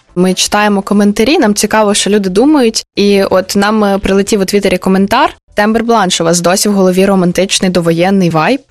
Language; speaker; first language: Ukrainian; native; Ukrainian